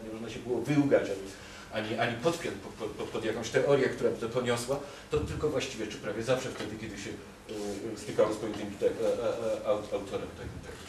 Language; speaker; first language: Polish; native; Polish